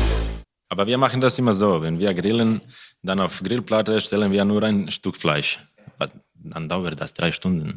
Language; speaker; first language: German; non-native, learner; Croatian